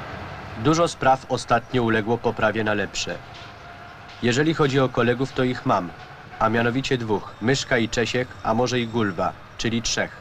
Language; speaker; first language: Polish; native; Polish